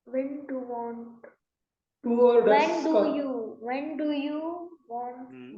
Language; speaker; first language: English; non-native, learner; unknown